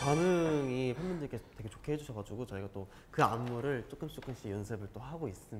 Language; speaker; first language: Korean; native; Korean